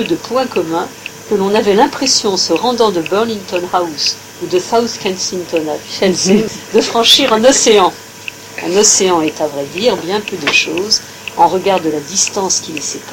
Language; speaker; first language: French; native; French